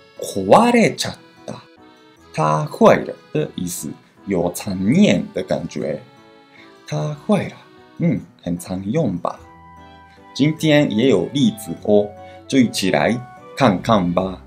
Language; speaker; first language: Chinese; non-native, fluent; Japanese